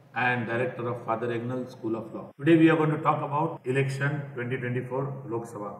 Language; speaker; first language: English; non-native, local second language; Marathi